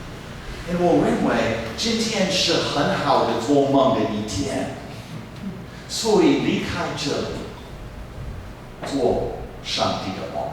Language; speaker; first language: Chinese; non-native, fluent; English